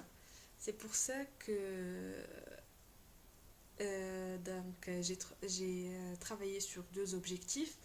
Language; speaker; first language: French; non-native, local second language; Arabic